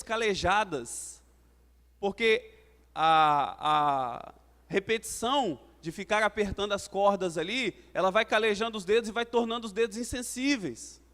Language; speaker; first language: Portuguese; native; Portuguese